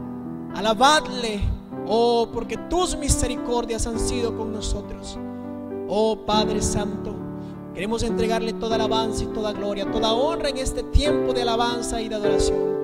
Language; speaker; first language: Spanish; native; Spanish